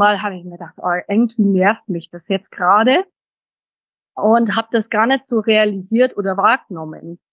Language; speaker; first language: German; early bilingual, heritage; German